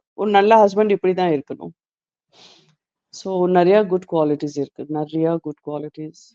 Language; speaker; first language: Tamil; non-native, learner; Gujarati